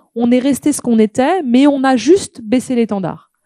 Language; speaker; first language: French; native; French